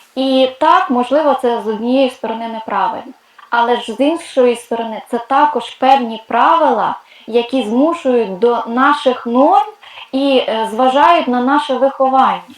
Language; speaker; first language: Ukrainian; non-native, local second language; Russian